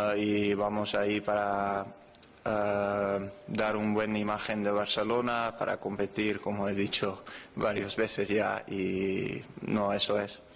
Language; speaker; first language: Spanish; non-native, fluent; Dutch